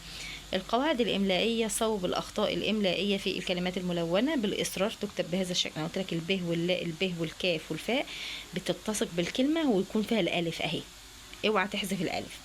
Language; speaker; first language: Arabic; native; Arabic